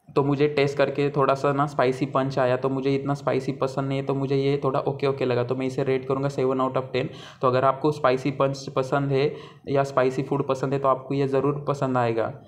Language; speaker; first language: Hindi; non-native, local second language; Marathi